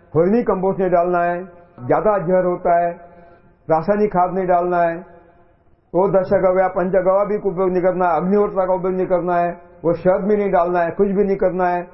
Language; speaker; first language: Hindi; non-native, local second language; Marathi